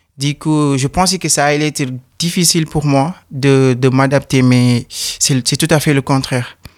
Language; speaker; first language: French; non-native, local second language; Wolof